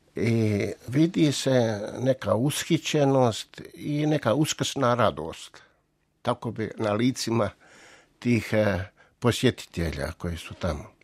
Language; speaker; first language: Croatian; native; Croatian